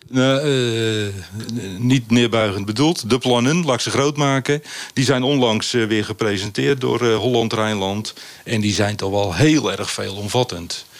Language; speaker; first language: Dutch; native; Dutch